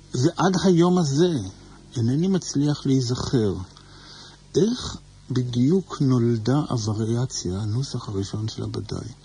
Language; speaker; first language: Hebrew; native; Hebrew